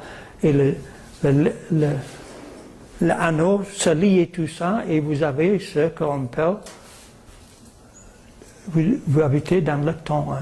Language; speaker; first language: French; non-native, learner; English